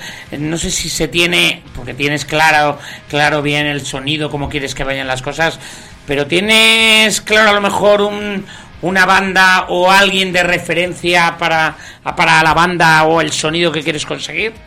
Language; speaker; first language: Spanish; native; Spanish